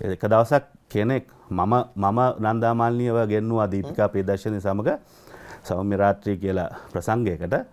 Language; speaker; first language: Sinhala; native; Sinhala